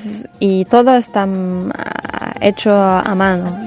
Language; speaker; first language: Spanish; non-native, fluent; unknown